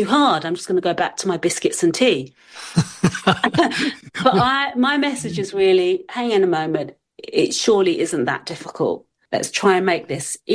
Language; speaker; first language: English; native; English